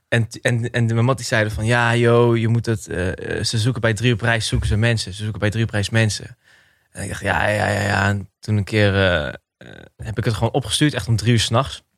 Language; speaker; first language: Dutch; early bilingual, other home language; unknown